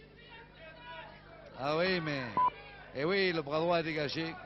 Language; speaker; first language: French; native; French